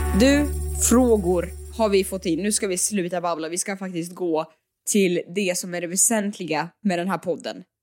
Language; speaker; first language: Swedish; native; Swedish